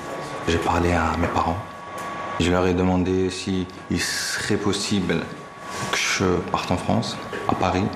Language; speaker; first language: French; non-native, fluent; Portuguese